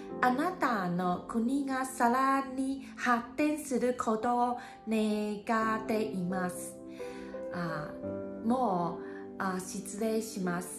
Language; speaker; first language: Japanese; non-native, learner; Chinese